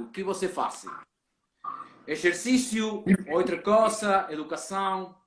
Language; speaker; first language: Portuguese; non-native, learner; Spanish